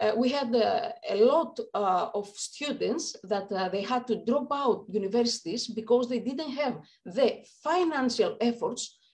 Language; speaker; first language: English; non-native, fluent; Greek